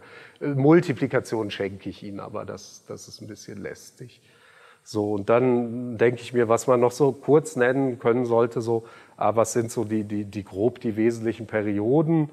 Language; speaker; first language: German; native; German